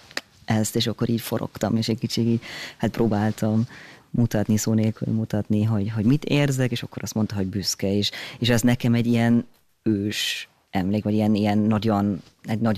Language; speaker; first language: Hungarian; non-native, fluent; German